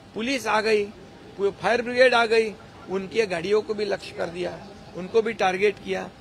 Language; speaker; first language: Hindi; non-native, local second language; Marathi